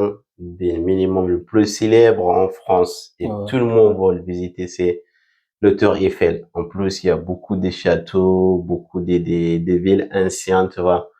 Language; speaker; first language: French; non-native, fluent; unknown